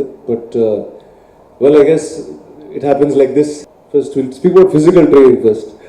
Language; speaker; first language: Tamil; non-native, local second language; Telugu